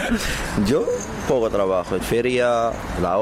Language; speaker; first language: Spanish; non-native, learner; Arabic